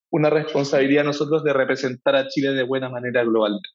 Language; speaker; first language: Spanish; native; Spanish